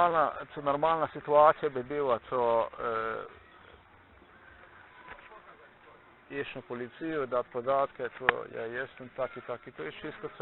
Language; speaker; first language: Polish; non-native, learner; Slovenian